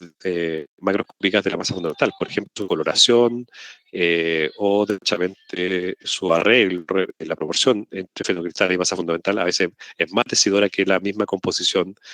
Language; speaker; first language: Spanish; native; Spanish